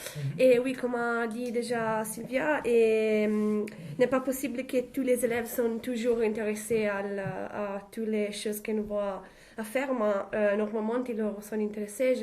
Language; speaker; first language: French; non-native, learner; Italian